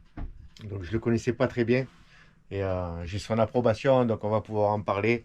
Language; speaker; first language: French; native; French